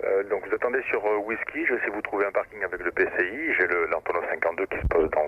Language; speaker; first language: French; native; French